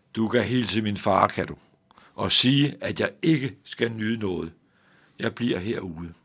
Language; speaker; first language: Danish; native; Danish